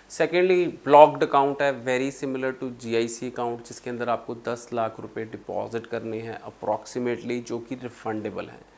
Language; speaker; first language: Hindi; non-native, local second language; Punjabi